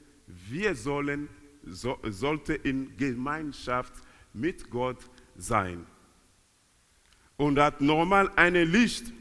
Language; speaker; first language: German; non-native, learner; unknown